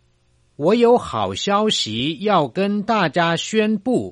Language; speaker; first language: Chinese; non-native, fluent; Thai